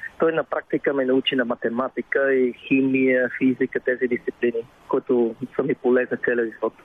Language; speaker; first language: Bulgarian; early bilingual, other home language; Vietnamese